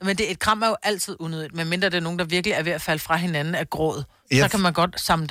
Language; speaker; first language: Danish; native; Danish